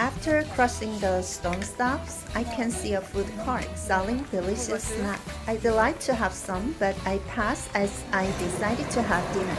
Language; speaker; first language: English; non-native, fluent; Korean